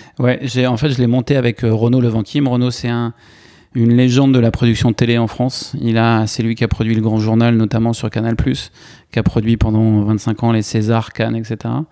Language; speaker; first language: French; native; French